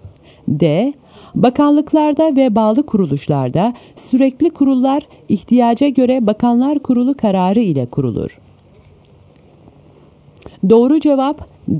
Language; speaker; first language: Turkish; native; Turkish